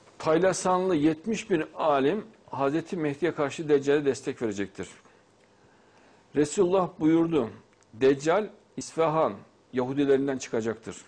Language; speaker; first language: Turkish; native; Turkish